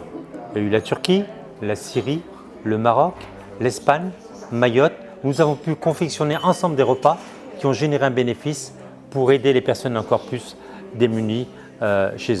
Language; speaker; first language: French; native; French